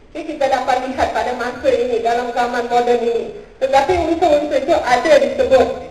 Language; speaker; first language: Malay; non-native, local second language; Tamil